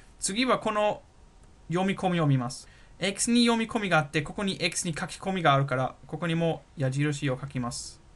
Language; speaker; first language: Japanese; non-native, fluent; German